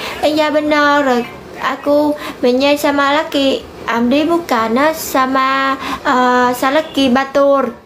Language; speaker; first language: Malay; non-native, learner; Vietnamese